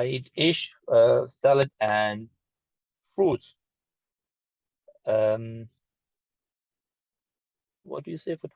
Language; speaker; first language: English; non-native, learner; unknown